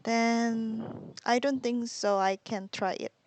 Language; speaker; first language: English; non-native, learner; Korean